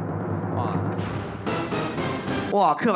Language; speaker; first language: Chinese; native; Chinese